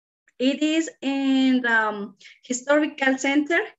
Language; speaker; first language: English; non-native, learner; Spanish